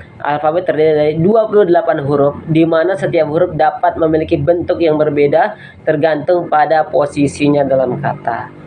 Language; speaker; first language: Indonesian; native; Indonesian